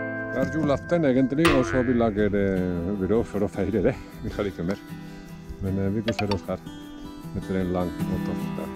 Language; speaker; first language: Norwegian; non-native, fluent; Spanish